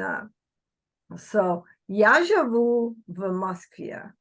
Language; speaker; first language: Russian; non-native, fluent; English